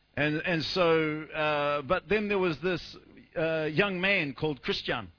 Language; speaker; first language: English; native; English